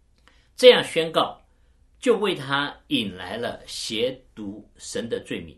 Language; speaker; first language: Chinese; native; Chinese